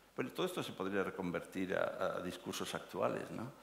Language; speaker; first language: Spanish; native; Spanish